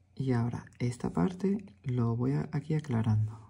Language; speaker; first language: Spanish; native; Spanish